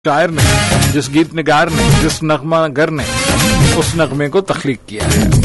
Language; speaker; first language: Urdu; non-native, local second language; Punjabi